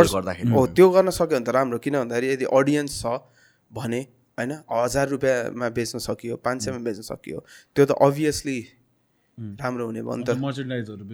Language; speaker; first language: Nepali; native; Nepali